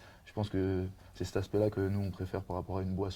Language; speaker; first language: French; native; French